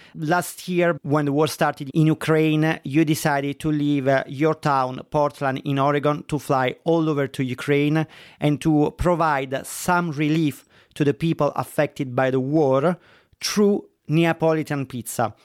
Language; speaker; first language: English; non-native, fluent; Italian